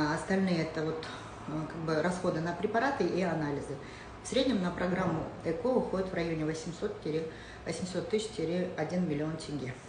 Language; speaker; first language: Russian; non-native, local second language; Kazakh